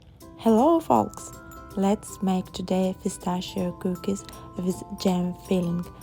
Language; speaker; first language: English; non-native, learner; Russian